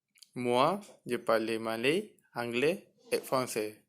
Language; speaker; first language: French; non-native, learner; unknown